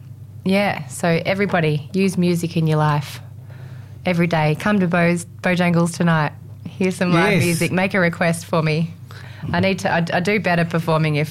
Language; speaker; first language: English; native; English